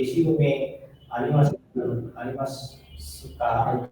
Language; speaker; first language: Japanese; non-native, learner; Bangla